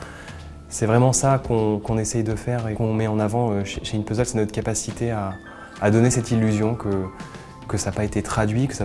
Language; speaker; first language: French; native; French